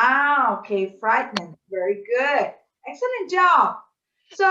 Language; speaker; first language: English; non-native, fluent; Spanish